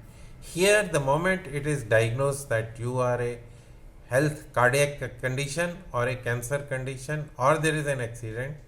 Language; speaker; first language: English; non-native, local second language; Hindi